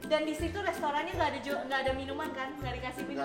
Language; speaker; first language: Indonesian; native; Indonesian